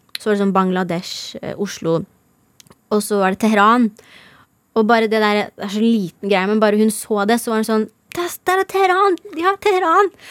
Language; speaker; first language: Norwegian; early bilingual, other home language; Persian